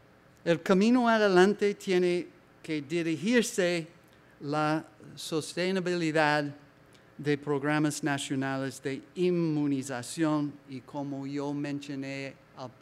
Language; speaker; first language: Spanish; non-native, learner; English